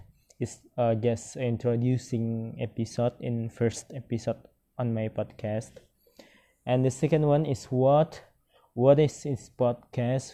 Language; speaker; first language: English; non-native, learner; Minangkabau